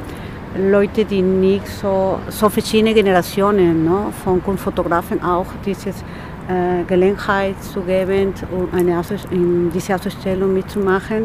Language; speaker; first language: German; non-native, fluent; Spanish